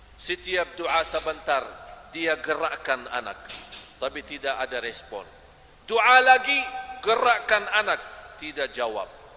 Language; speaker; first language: Malay; non-native, fluent; Arabic